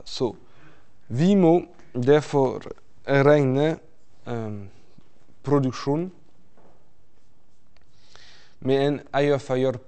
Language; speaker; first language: Norwegian; non-native, fluent; French